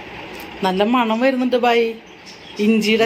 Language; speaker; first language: Malayalam; native; Malayalam